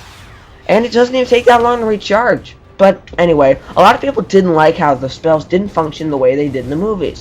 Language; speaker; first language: English; native; English